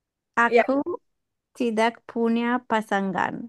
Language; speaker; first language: Indonesian; non-native, learner; English